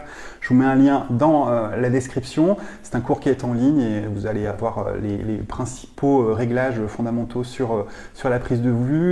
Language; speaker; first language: French; native; French